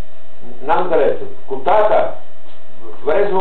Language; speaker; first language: Romanian; non-native, learner; Italian